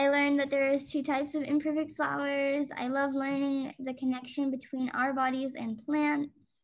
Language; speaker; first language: English; native; English